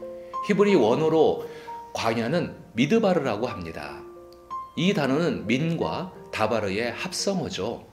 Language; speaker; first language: Korean; native; Korean